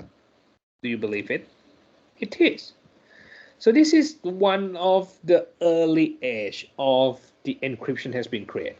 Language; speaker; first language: English; non-native, fluent; Thai